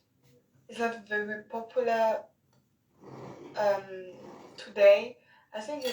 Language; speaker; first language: English; non-native, learner; French